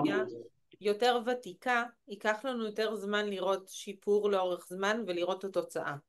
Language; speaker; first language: Hebrew; native; Hebrew